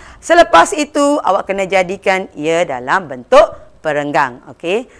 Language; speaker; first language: Malay; non-native, local second language; Tamil